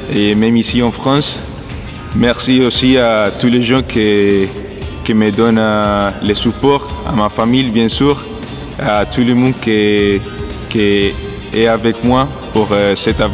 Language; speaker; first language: French; non-native, fluent; Spanish